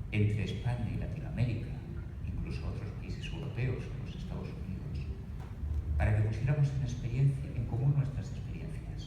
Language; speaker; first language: Spanish; native; Spanish